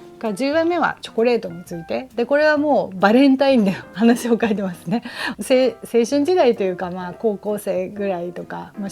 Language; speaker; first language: Japanese; native; Japanese